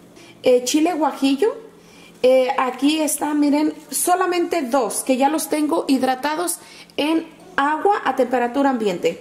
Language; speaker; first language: Spanish; native; Spanish